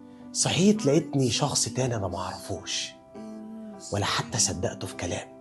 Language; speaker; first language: Arabic; native; Arabic